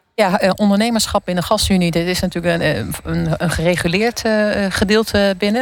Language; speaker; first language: Dutch; native; Dutch